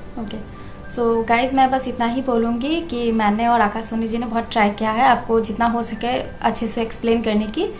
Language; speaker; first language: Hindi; non-native, local second language; Assamese